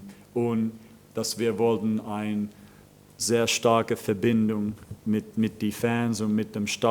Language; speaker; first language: German; non-native, fluent; Finnish